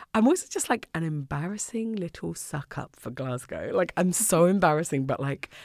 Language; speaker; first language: English; native; English